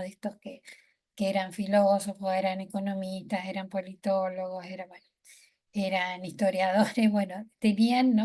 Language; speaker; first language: Spanish; native; Spanish